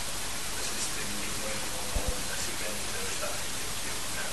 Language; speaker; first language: German; non-native, fluent; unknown